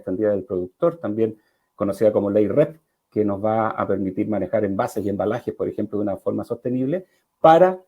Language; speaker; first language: Spanish; native; Spanish